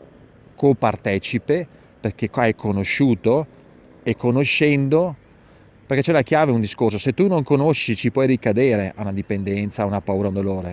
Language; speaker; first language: Italian; native; Italian